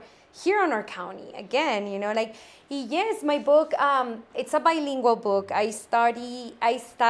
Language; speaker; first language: English; non-native, fluent; Spanish